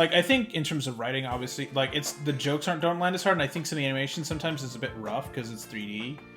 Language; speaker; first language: English; native; English